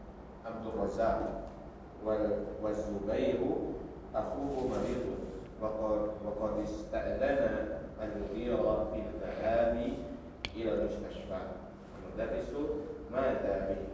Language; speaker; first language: Arabic; non-native, learner; Sundanese